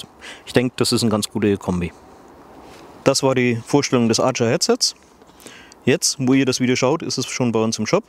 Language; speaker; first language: German; native; German